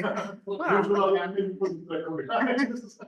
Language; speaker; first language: English; non-native, fluent; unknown